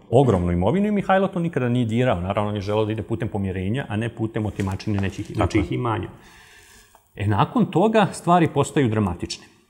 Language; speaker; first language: Serbian; native; Serbian